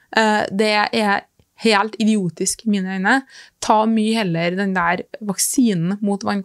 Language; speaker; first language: Norwegian; native; Norwegian